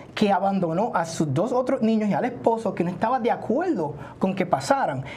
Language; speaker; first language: Spanish; native; Spanish